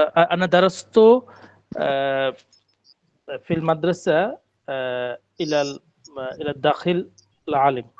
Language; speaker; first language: Arabic; non-native, learner; Bangla